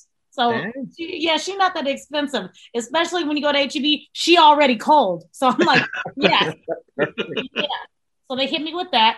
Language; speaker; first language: English; native; English